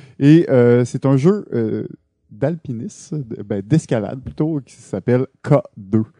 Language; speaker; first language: French; native; French